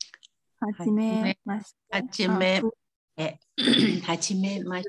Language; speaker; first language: Japanese; non-native, learner; Chinese